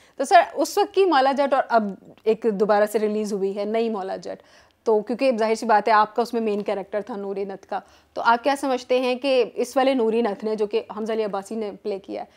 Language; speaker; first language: Urdu; native; Urdu